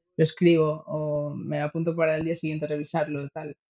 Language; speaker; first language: Spanish; native; Spanish